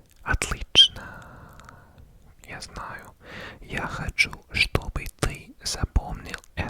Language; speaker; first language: Russian; non-native, learner; English